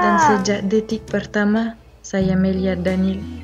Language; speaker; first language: Indonesian; non-native, fluent; French